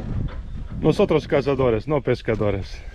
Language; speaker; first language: Spanish; non-native, learner; Serbian